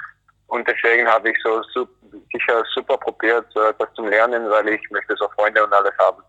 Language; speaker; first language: German; non-native, fluent; English